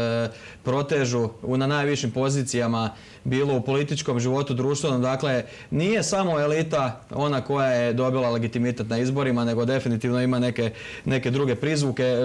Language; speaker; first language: Croatian; native; Croatian